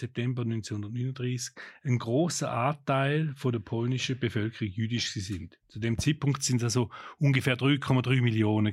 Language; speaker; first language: German; native; German